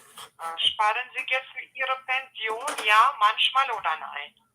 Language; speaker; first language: German; non-native, learner; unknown